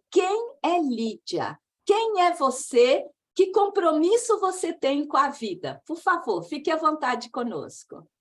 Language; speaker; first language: Portuguese; native; Portuguese